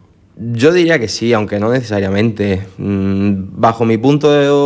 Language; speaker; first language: Spanish; native; Spanish